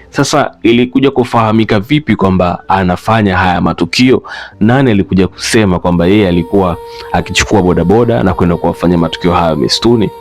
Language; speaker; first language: Swahili; native; Swahili